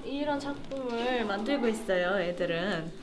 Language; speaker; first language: Korean; non-native, fluent; Russian